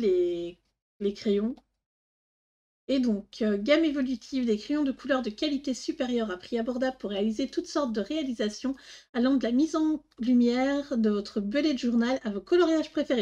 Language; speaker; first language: French; native; French